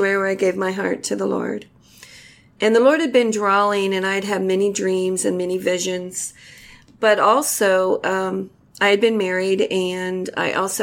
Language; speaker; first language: English; native; English